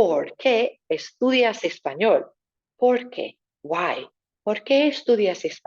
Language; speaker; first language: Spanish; non-native, fluent; English